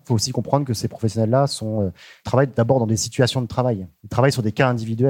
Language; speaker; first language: French; native; French